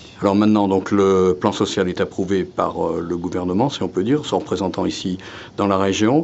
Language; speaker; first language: French; native; French